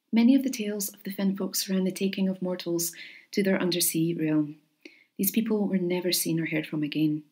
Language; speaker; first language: English; native; English